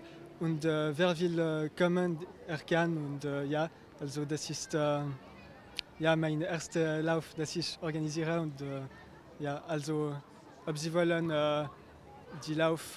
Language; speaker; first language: German; non-native, local second language; French